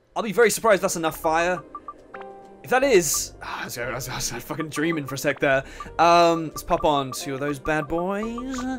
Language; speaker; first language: English; native; English